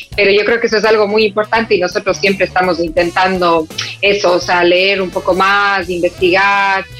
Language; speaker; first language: Spanish; native; Spanish